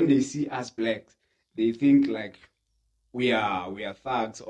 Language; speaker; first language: English; non-native, local second language; Northern Sotho